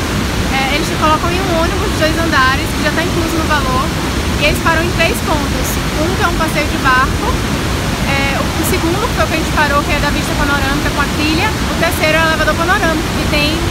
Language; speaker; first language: Portuguese; native; Portuguese